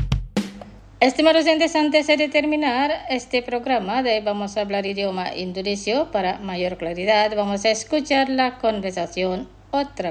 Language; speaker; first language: Spanish; non-native, fluent; Indonesian